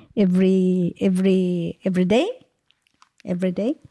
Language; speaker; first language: English; non-native, local second language; Hiligaynon